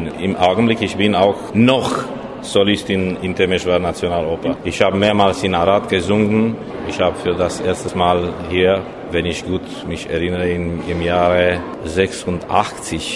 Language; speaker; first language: German; non-native, fluent; Romanian